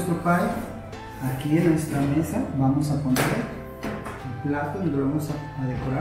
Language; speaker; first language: Spanish; native; Spanish